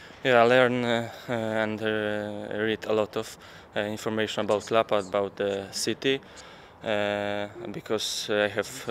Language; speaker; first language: English; non-native, learner; Polish